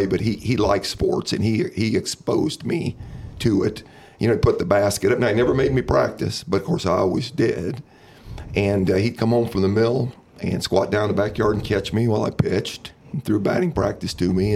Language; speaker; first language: English; native; English